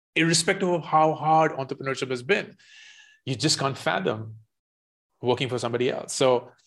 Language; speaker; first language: English; non-native, local second language; Hindi